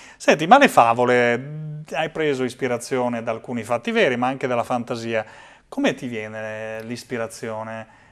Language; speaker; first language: Italian; native; Italian